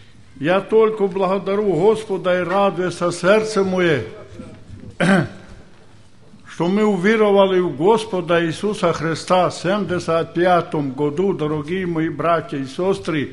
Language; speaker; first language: Ukrainian; non-native, local second language; Romany